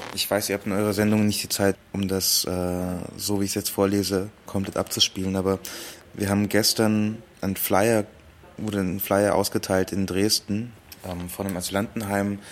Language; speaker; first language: German; early bilingual, other home language; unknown